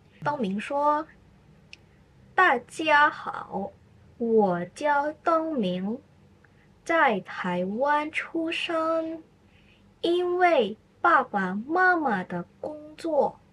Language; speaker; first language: Chinese; non-native, fluent; Indonesian